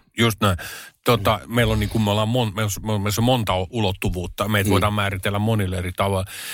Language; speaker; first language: Finnish; native; Finnish